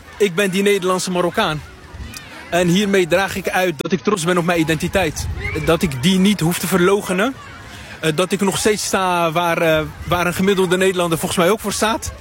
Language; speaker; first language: Dutch; early bilingual, other home language; Arabic